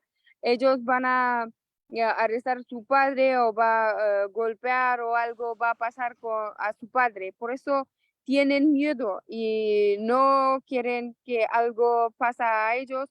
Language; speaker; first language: Spanish; non-native, local second language; Persian